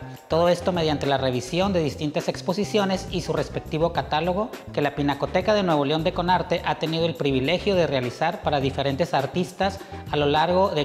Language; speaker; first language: Spanish; native; Spanish